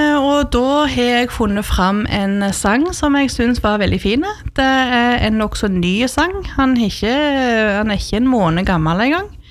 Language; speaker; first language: Norwegian; native; Norwegian